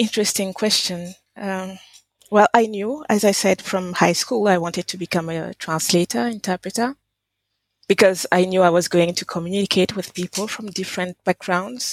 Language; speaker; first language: English; non-native, fluent; French